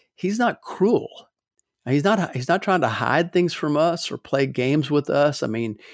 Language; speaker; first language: English; native; English